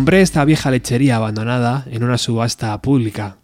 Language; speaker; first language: Spanish; native; Spanish